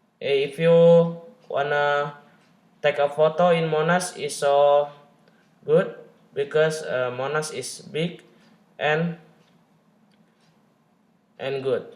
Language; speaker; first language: English; non-native, learner; Indonesian